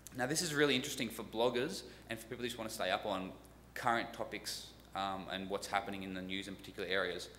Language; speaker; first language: English; native; English